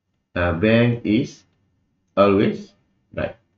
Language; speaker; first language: English; non-native, local second language; Malay